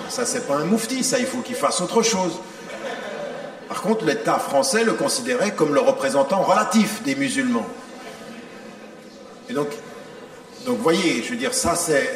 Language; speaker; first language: French; native; French